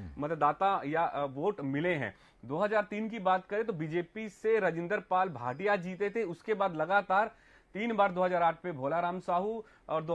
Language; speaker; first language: Hindi; native; Hindi